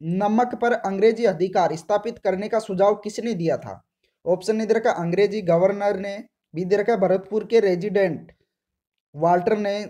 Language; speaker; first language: Hindi; native; Hindi